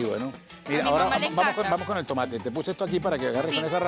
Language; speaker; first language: Spanish; native; Spanish